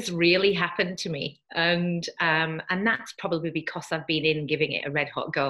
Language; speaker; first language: English; native; English